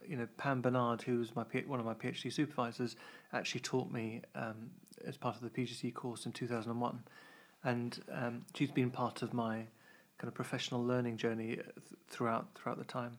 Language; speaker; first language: English; native; English